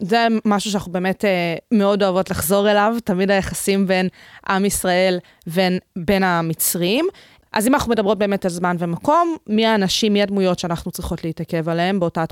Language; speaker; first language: Hebrew; native; Hebrew